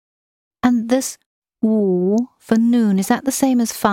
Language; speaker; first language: English; non-native, fluent; Chinese